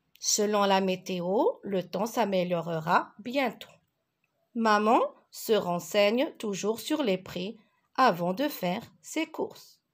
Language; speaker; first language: French; non-native, local second language; Arabic